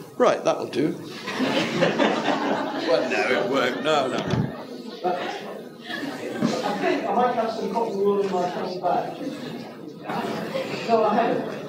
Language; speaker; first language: English; native; English